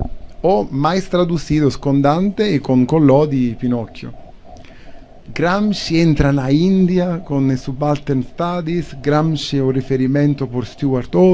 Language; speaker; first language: Portuguese; non-native, learner; Italian